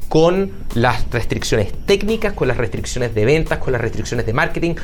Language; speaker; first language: Spanish; native; Spanish